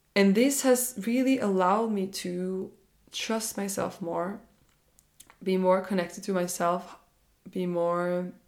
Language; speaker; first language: English; non-native, fluent; Norwegian